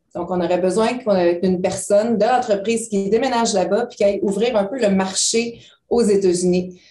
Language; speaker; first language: French; native; French